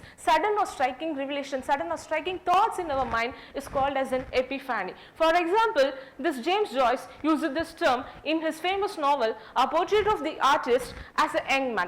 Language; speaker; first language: English; non-native, local second language; Tamil